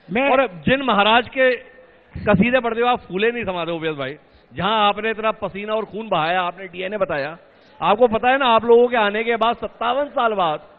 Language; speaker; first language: Hindi; native; Hindi